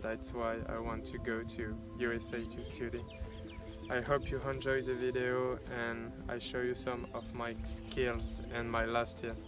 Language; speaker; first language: English; non-native, learner; French